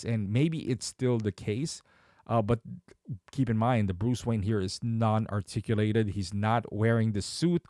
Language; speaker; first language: English; native; English